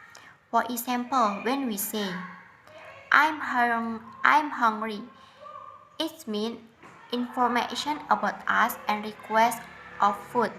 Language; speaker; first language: English; non-native, learner; Indonesian